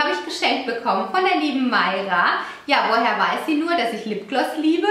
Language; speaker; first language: German; native; German